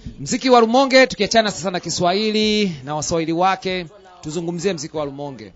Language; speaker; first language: Swahili; non-native, local second language; Rundi